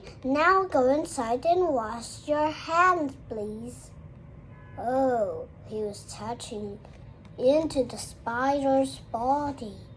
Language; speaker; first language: English; non-native, learner; Vietnamese